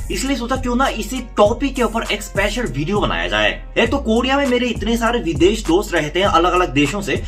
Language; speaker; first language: Hindi; non-native, fluent; Korean